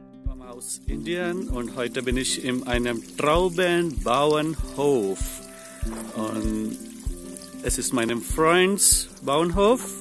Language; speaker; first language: German; non-native, learner; Marathi